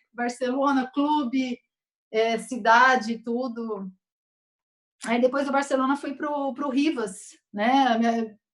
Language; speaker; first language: Portuguese; native; Portuguese